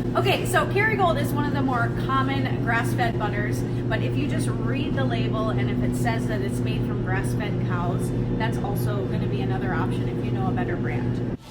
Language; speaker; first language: English; native; English